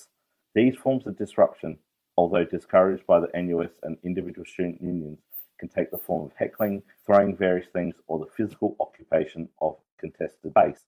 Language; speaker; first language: English; native; English